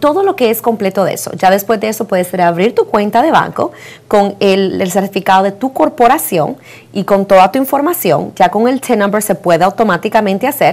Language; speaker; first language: Spanish; native; Spanish